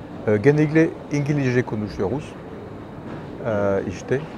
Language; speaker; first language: Turkish; non-native, learner; French